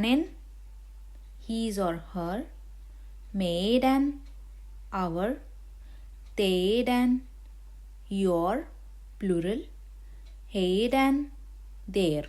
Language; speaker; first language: Finnish; non-native, learner; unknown